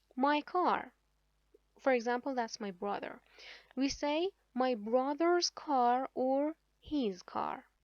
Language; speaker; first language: English; non-native, fluent; Persian